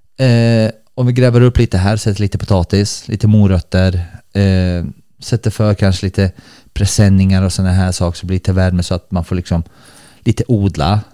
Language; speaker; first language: Swedish; early bilingual, other home language; Bosnian